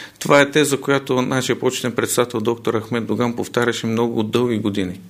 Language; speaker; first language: Bulgarian; non-native, local second language; Turkish